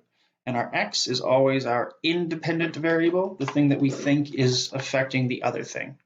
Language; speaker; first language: English; native; English